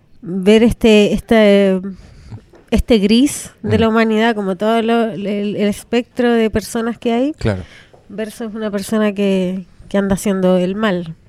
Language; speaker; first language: Spanish; native; Spanish